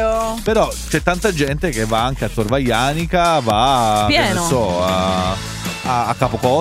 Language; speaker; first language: Italian; native; Italian